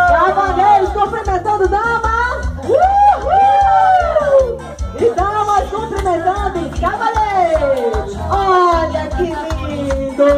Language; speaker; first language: Portuguese; native; Portuguese